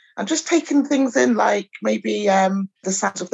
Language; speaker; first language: English; native; English